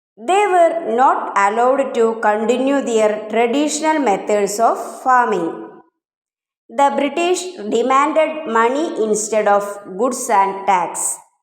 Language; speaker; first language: English; non-native, local second language; Malayalam